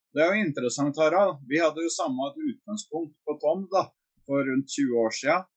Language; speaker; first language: Norwegian; native; Norwegian